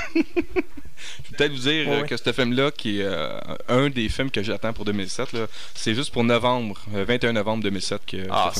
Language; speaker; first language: French; native; French